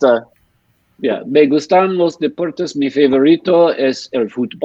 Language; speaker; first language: Spanish; non-native, learner; English